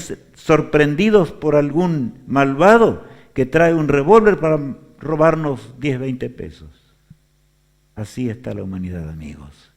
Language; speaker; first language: Spanish; native; Spanish